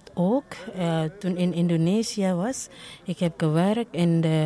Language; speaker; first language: Dutch; non-native, learner; Indonesian